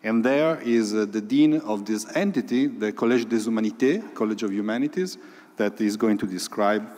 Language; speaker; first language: English; non-native, fluent; Italian